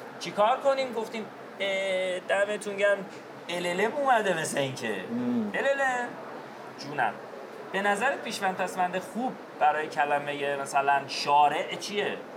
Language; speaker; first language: Persian; non-native, local second language; Azerbaijani